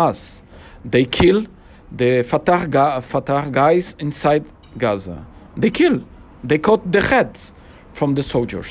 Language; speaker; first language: English; non-native, learner; Portuguese